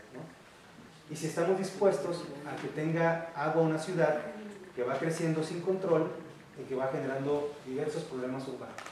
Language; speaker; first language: Spanish; native; Spanish